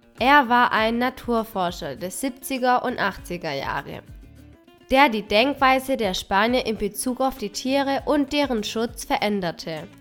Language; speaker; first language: German; non-native, fluent; Spanish